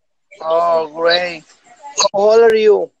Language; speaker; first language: English; non-native, learner; Spanish